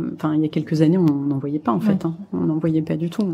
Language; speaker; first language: French; native; French